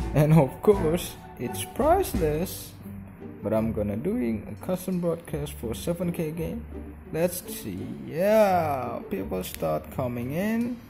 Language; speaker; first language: English; non-native, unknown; Indonesian